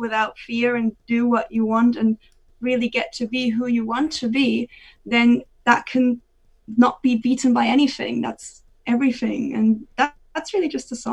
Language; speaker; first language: English; non-native, fluent; German